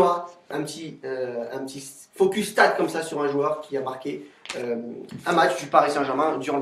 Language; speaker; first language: French; native; French